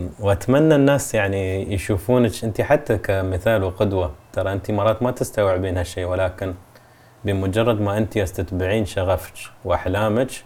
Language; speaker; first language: Arabic; native; Arabic